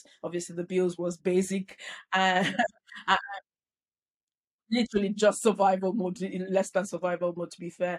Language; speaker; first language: English; non-native, local second language; Yoruba